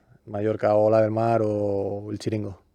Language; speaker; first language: Spanish; native; Spanish